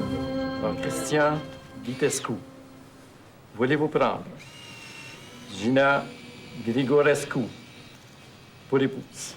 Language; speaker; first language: French; native; French